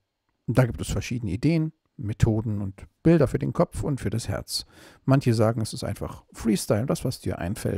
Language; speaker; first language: German; native; German